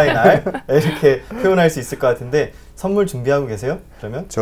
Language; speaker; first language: Korean; native; Korean